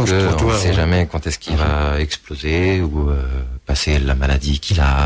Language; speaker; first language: French; early bilingual, other home language; Portuguese